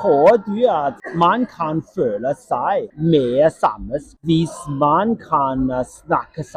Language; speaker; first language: Norwegian; non-native, learner; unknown